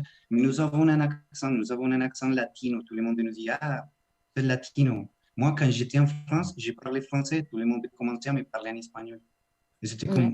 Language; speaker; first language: French; non-native, learner; Spanish